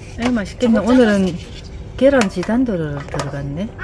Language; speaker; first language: Korean; native; Korean